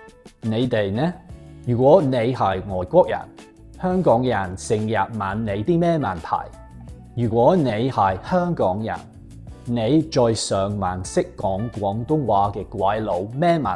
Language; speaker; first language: Cantonese; non-native, fluent; English